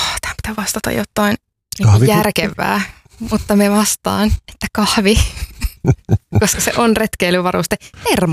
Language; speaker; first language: Finnish; native; Finnish